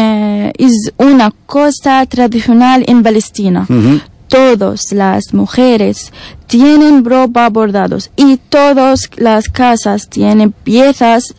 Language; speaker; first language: Spanish; non-native, learner; Arabic